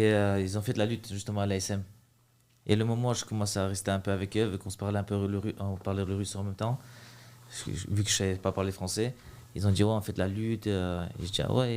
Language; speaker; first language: French; early bilingual, other home language; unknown